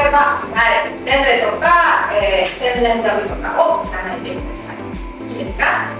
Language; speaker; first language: Japanese; non-native, fluent; Indonesian